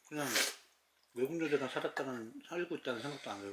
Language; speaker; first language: Korean; native; Korean